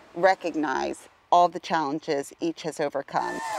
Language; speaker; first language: English; native; English